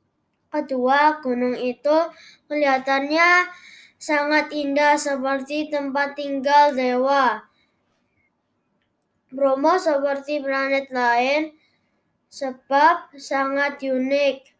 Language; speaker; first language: Indonesian; non-native, learner; English